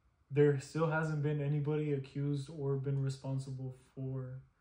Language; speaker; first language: English; early bilingual, other home language; Spanish